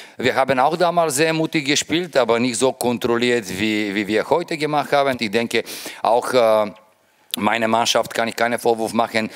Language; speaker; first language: German; non-native, fluent; Bulgarian